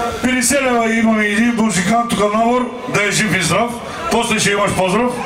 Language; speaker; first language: Bulgarian; non-native, local second language; Turkish